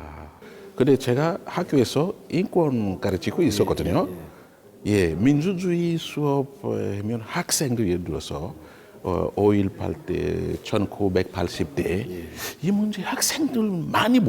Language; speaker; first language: Korean; non-native, learner; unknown